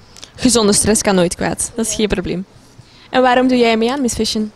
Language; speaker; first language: Dutch; native; Dutch